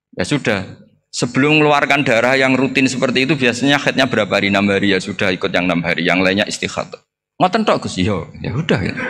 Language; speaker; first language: Indonesian; non-native, local second language; Javanese